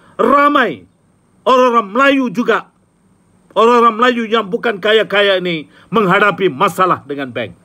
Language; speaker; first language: Malay; non-native, local second language; Tamil